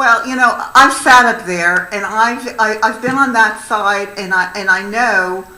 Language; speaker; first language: English; native; English